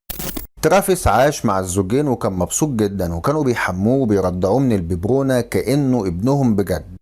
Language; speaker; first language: Arabic; native; Arabic